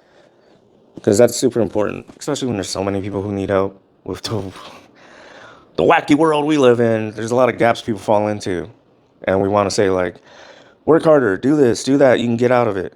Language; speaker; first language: English; native; English